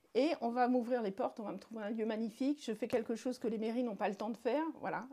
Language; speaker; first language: French; native; French